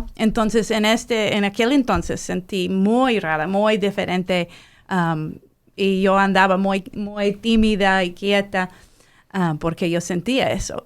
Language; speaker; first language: Spanish; non-native, fluent; English